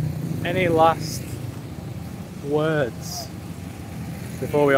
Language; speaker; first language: English; native; English